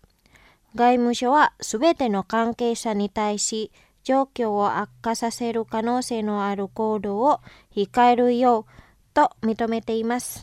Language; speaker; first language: Japanese; non-native, fluent; Indonesian